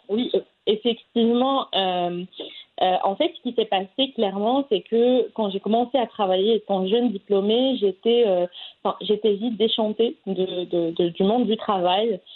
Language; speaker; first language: French; non-native, local second language; Arabic